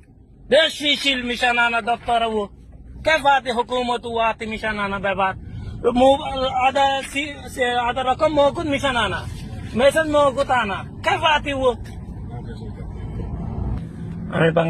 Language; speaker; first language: Arabic; non-native, learner; Bangla